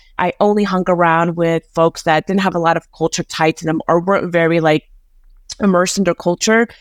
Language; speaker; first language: English; early bilingual, other home language; Persian